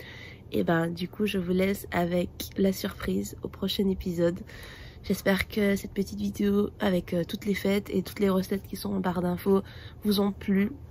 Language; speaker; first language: French; native; French